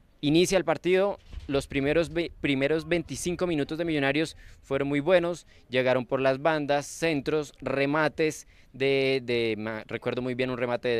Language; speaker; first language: Spanish; native; Spanish